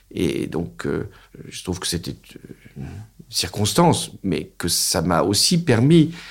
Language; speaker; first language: French; native; French